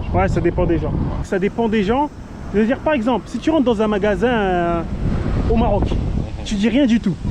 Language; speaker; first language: French; native; French